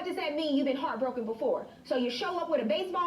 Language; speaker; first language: English; native; English